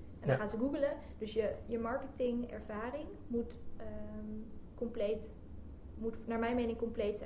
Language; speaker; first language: Dutch; native; Dutch